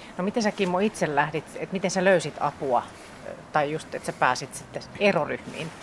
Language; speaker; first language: Finnish; native; Finnish